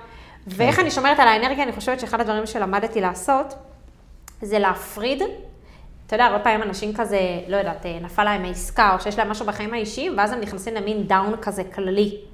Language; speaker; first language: Hebrew; native; Hebrew